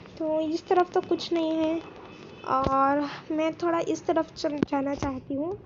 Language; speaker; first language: Hindi; non-native, local second language; Gujarati